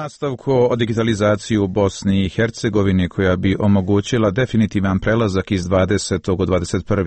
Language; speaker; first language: Croatian; native; Croatian